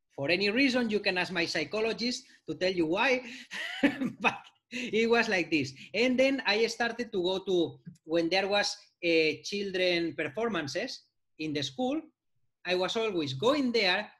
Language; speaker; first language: English; non-native, fluent; Spanish